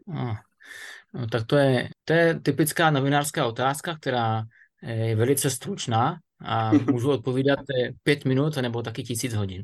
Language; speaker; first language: Czech; native; Czech